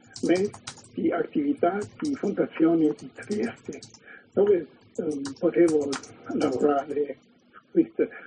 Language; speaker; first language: Italian; non-native, learner; Chinese